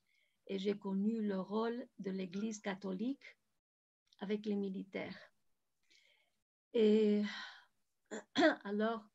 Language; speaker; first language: French; non-native, fluent; Spanish